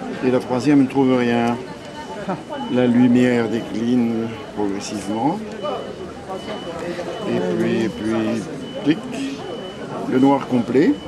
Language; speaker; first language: French; non-native, fluent; Romanian